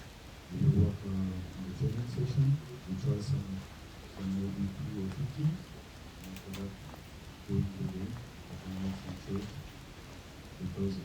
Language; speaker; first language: English; non-native, learner; French